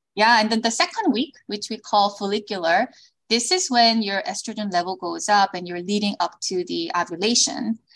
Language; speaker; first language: English; early bilingual, other home language; Korean